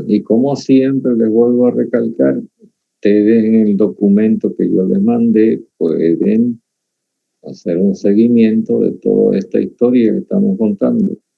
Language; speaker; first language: Spanish; native; Spanish